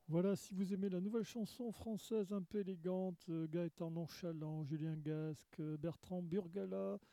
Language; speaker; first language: French; native; French